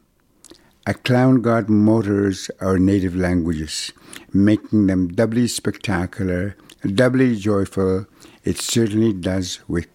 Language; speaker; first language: English; non-native, fluent; Cree